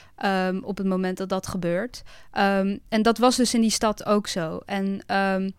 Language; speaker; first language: Dutch; early bilingual, other home language; Bosnian